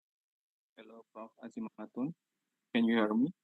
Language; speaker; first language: English; non-native, learner; Indonesian